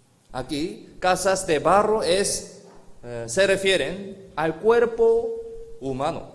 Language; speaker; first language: Spanish; non-native, fluent; Korean